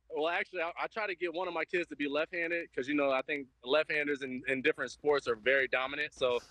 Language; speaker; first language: English; native; English